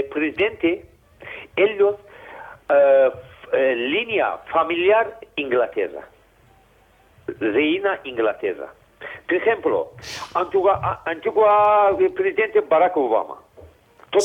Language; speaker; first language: Spanish; non-native, learner; Azerbaijani